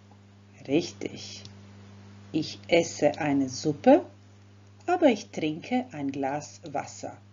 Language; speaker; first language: German; non-native, fluent; Croatian